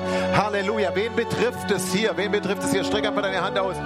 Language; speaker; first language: German; native; German